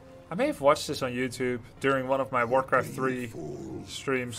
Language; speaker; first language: English; non-native, fluent; Dutch